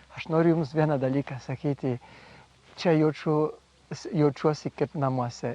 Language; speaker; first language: Lithuanian; non-native, fluent; French